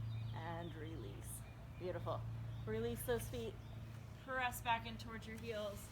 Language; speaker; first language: English; native; English